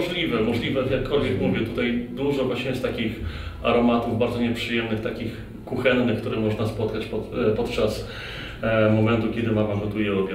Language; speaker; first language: Polish; native; Polish